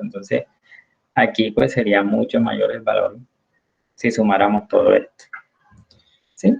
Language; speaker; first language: Spanish; native; Spanish